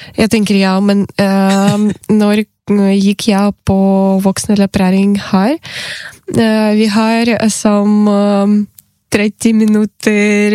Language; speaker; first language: Norwegian; non-native, learner; Ukrainian